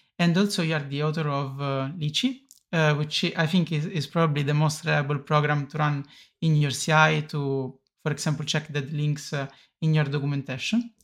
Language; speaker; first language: English; non-native, fluent; Italian